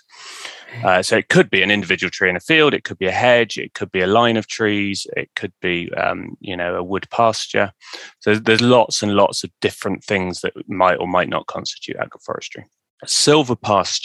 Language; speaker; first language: English; native; English